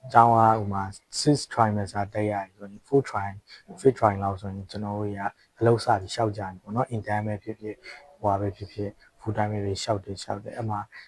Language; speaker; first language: Burmese; native; Burmese